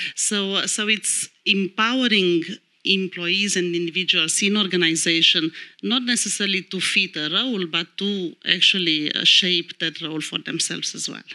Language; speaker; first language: English; non-native, fluent; Romanian